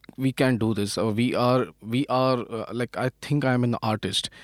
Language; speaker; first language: English; non-native, local second language; Marathi